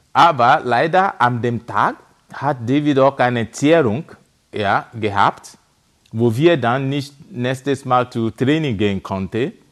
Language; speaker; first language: German; non-native, fluent; Yoruba